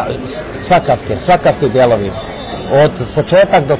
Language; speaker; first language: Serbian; early bilingual, heritage; Serbian